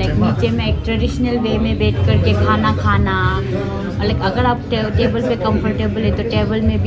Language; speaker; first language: Hindi; non-native, local second language; Tibetan